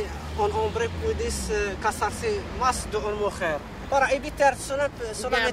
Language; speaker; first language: Spanish; non-native, learner; Arabic